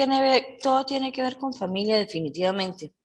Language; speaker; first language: Spanish; native; Spanish